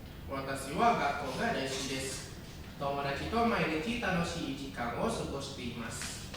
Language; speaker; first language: Japanese; non-native, learner; Indonesian